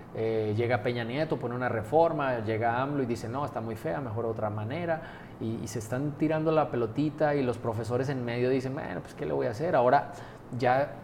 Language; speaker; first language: Spanish; native; Spanish